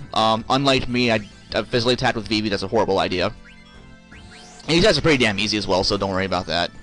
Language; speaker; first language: English; native; English